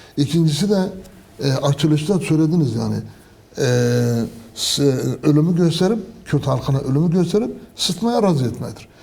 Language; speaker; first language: Turkish; non-native, local second language; Kurdish